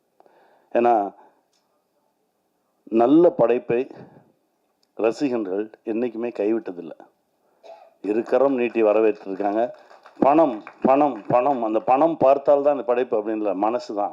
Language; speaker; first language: Tamil; native; Tamil